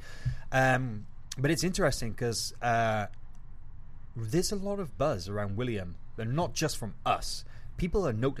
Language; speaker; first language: English; native; English